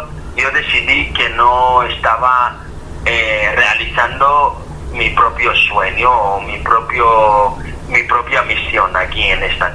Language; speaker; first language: Spanish; non-native, fluent; Hebrew